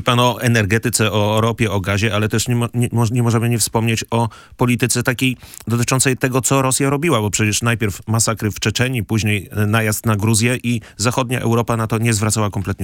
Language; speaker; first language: Polish; native; Polish